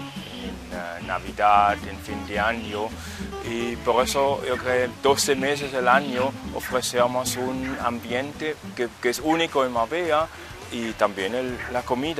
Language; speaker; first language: Spanish; non-native, fluent; German